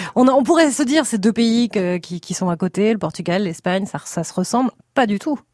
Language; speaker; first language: French; native; French